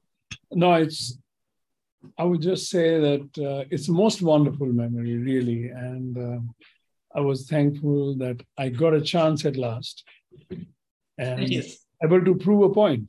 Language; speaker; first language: English; non-native, local second language; Gujarati